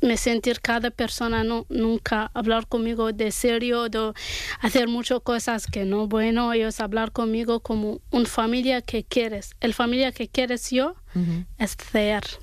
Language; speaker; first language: Spanish; non-native, learner; Arabic